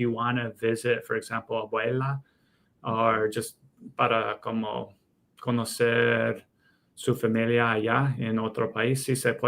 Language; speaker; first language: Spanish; non-native, fluent; English